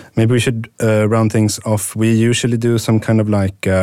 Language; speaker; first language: English; non-native, fluent; Swedish